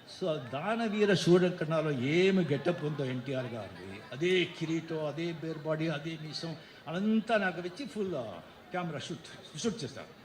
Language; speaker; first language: Telugu; non-native, fluent; Marathi